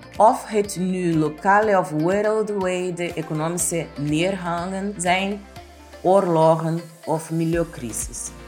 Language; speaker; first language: Dutch; non-native, fluent; Portuguese